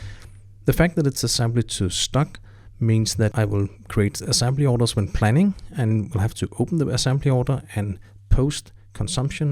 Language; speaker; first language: English; non-native, fluent; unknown